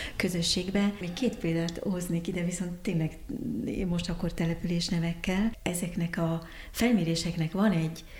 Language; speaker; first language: Hungarian; early bilingual, heritage; Hungarian